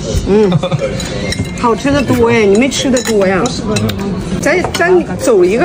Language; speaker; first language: Chinese; non-native, fluent; Russian